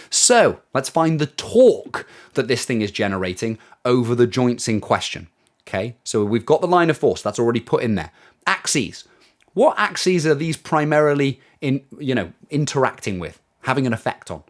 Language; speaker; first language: English; native; English